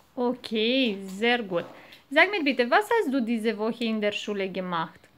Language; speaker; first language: German; non-native, fluent; Romanian